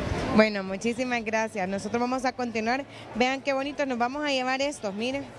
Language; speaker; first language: Spanish; native; Spanish